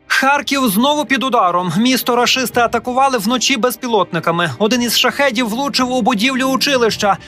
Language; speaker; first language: Ukrainian; native; Ukrainian